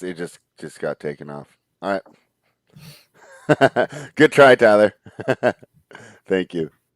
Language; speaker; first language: English; native; English